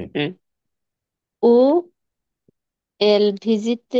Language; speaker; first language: French; non-native, learner; Bangla